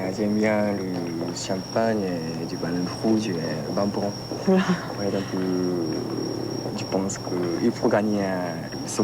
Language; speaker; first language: French; non-native, learner; Japanese